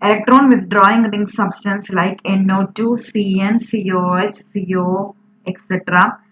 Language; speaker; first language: English; non-native, local second language; Malayalam